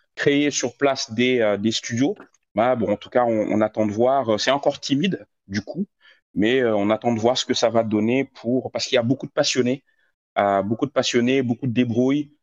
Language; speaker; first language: French; non-native, local second language; Wolof